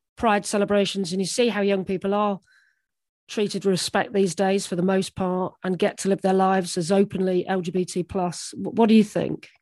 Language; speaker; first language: English; native; English